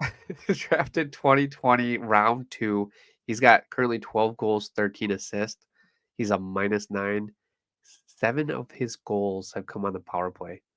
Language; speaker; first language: English; native; English